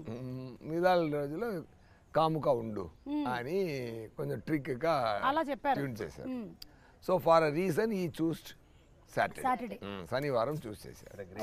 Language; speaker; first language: Telugu; non-native, learner; Tamil